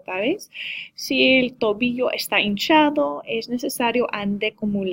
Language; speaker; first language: Spanish; non-native, learner; English